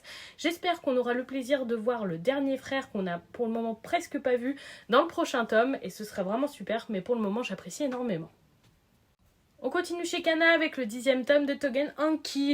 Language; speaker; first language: French; native; French